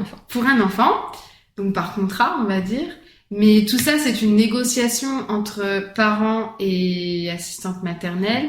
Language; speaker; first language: French; native; French